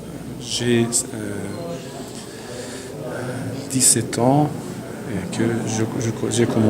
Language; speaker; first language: French; non-native, learner; Azerbaijani